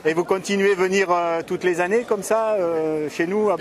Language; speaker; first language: French; native; French